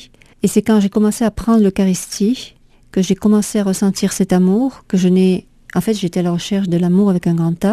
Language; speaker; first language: French; native; French